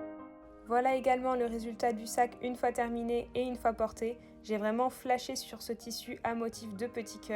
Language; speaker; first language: French; native; French